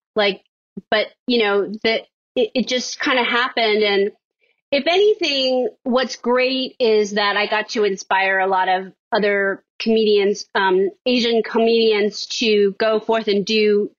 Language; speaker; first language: English; native; English